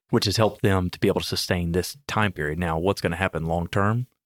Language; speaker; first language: English; native; English